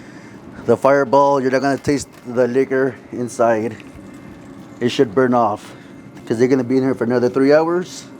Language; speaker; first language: English; native; English